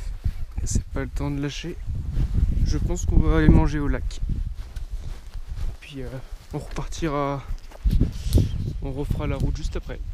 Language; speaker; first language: French; native; French